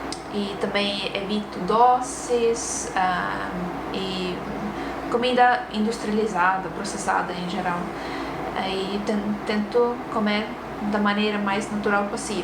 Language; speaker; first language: Portuguese; non-native, fluent; Estonian